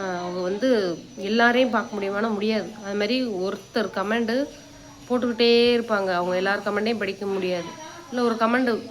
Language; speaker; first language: Tamil; native; Tamil